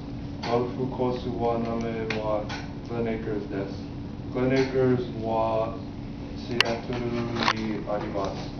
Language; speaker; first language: Japanese; non-native, learner; English